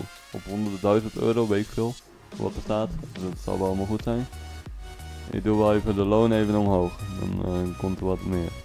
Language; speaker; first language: Dutch; native; Dutch